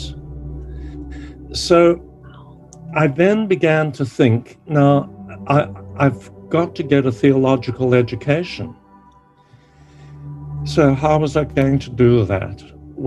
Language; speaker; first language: English; native; English